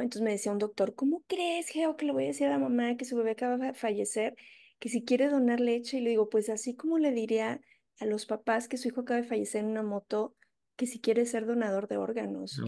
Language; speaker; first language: Spanish; native; Spanish